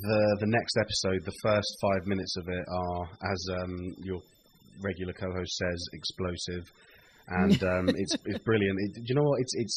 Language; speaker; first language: English; native; English